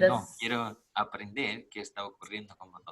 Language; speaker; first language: Spanish; native; Spanish